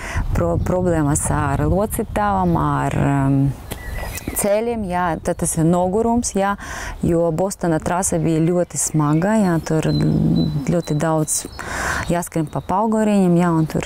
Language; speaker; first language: Latvian; non-native, local second language; Russian